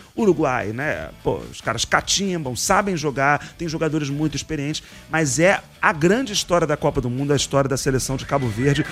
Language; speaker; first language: Portuguese; native; Portuguese